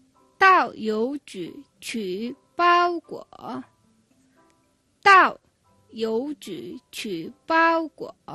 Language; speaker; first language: Chinese; non-native, fluent; Mongolian